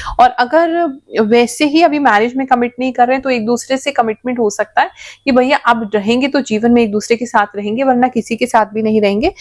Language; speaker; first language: Hindi; native; Hindi